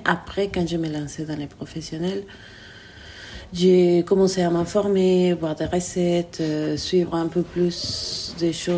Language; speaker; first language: French; non-native, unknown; Spanish